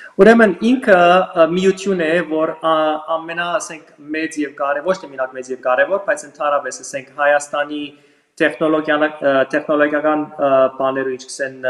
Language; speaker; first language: Armenian; early bilingual, heritage; Armenian